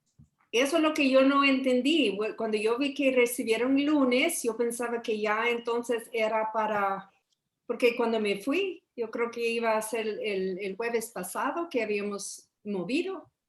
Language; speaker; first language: Spanish; early bilingual, heritage; English